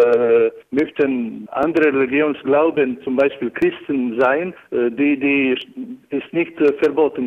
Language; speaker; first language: German; non-native, learner; Albanian